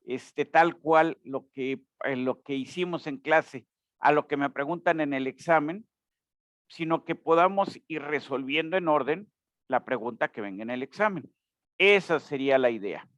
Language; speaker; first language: Spanish; native; Spanish